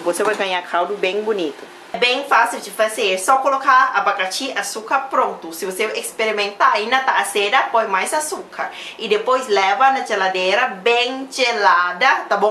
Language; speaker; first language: Portuguese; non-native, learner; Thai